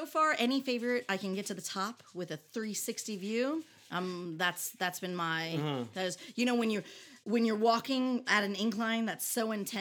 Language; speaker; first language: English; native; English